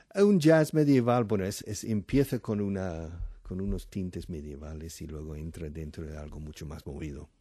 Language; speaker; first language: Spanish; non-native, fluent; English